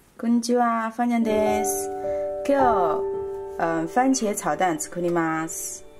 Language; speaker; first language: Japanese; non-native, learner; Chinese